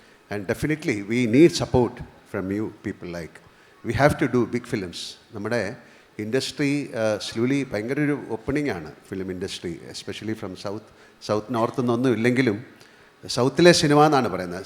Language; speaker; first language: English; non-native, local second language; Malayalam